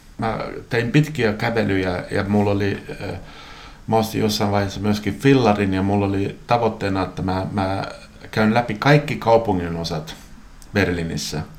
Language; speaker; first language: Finnish; non-native, local second language; Swedish